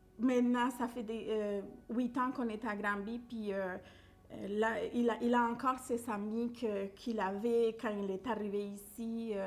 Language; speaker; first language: French; non-native, fluent; Spanish